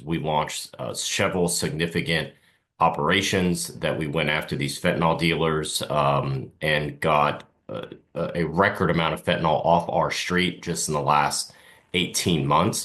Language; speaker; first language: English; native; English